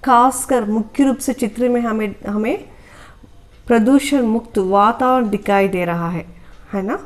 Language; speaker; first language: Hindi; non-native, local second language; Telugu